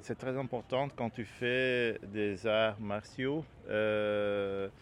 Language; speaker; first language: French; non-native, learner; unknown